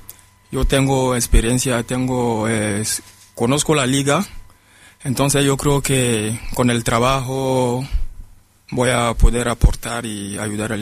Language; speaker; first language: Spanish; non-native, fluent; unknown